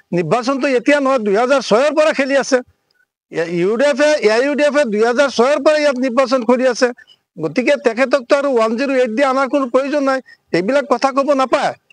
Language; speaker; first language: Assamese; non-native, local second language; Bangla